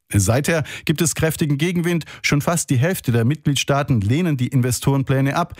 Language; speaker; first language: German; native; German